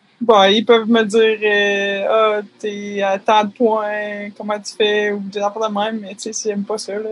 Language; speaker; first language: French; native; French